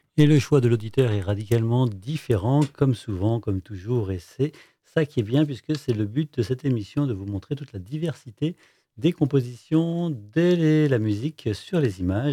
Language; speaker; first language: French; native; French